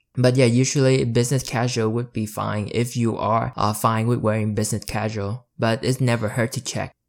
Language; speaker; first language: English; early bilingual, other home language; Vietnamese